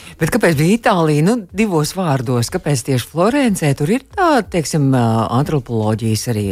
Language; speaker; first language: Latvian; native; Latvian